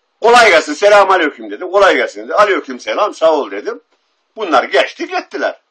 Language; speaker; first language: Turkish; native; Turkish